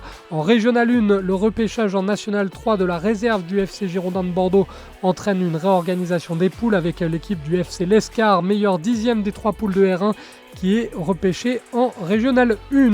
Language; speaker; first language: French; native; French